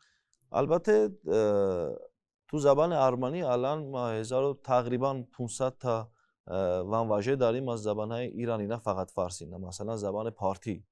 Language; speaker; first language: Persian; non-native, fluent; Armenian